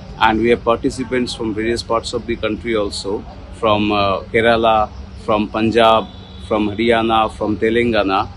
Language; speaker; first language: English; non-native, local second language; Bangla